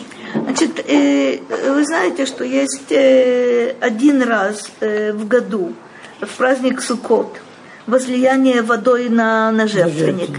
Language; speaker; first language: Russian; native; Russian